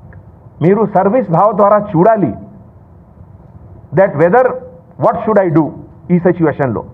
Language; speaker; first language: Telugu; non-native, local second language; Hindi